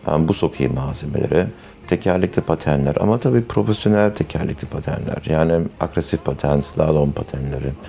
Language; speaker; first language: Turkish; early bilingual, heritage; Turkish